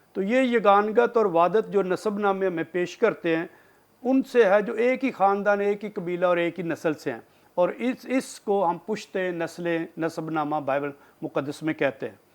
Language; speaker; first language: Urdu; non-native, local second language; Punjabi